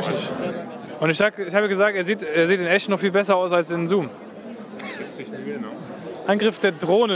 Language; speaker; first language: German; native; German